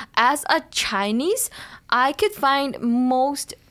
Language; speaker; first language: English; non-native, fluent; Chinese